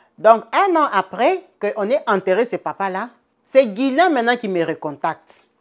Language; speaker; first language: French; non-native, local second language; Lingala